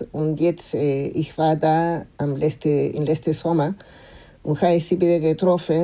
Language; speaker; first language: German; non-native, fluent; Spanish